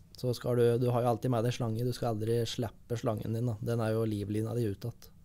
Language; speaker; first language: Norwegian; native; Norwegian